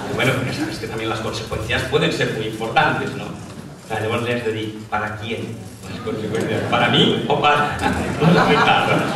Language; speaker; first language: Spanish; non-native, local second language; Catalan